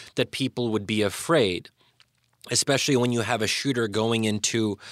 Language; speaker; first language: English; native; English